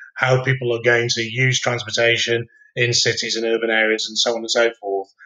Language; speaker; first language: English; native; English